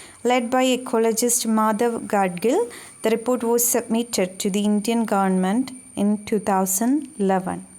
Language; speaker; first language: English; non-native, local second language; Malayalam